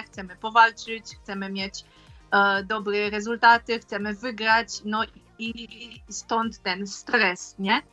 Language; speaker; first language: Polish; non-native, fluent; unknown